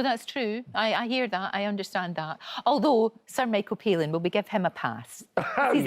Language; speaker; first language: English; native; English